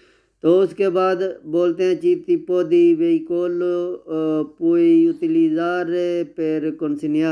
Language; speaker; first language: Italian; non-native, learner; Urdu